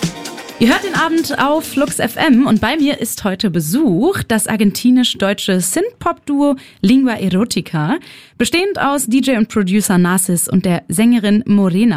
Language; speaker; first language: German; native; German